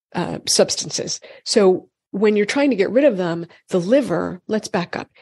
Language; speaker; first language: English; native; English